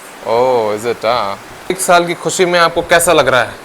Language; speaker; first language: Hindi; native; Hindi